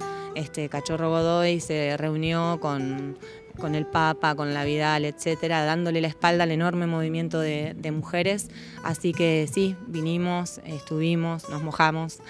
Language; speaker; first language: Spanish; native; Spanish